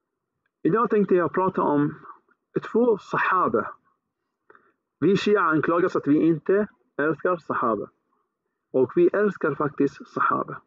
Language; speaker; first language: Swedish; early bilingual, other home language; Arabic